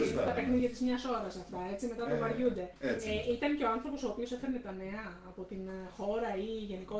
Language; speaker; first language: Greek; native; Greek